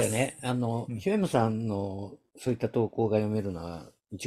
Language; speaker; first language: Japanese; native; Japanese